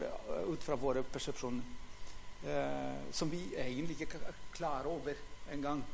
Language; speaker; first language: Norwegian; non-native, fluent; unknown